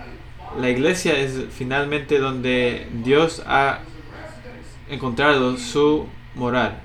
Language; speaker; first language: Spanish; non-native, fluent; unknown